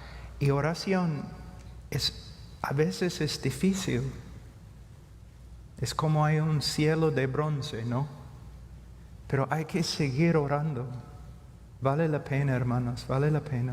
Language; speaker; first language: Spanish; non-native, fluent; English